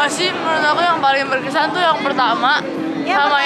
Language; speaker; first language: Indonesian; native; Indonesian